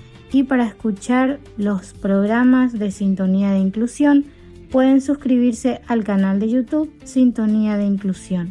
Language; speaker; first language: Spanish; native; Spanish